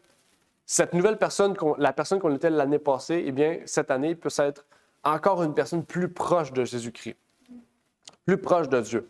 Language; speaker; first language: French; native; French